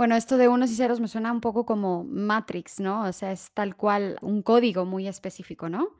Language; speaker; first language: Spanish; native; Spanish